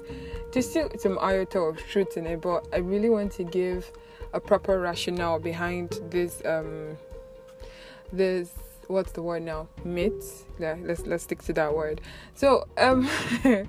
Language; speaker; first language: English; non-native, local second language; Igbo